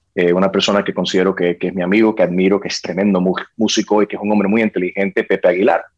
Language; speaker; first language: Spanish; early bilingual, heritage; Spanish